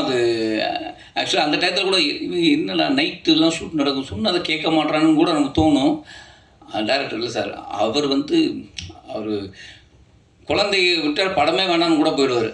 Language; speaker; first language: Tamil; native; Tamil